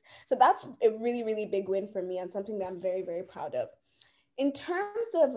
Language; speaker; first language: English; native; English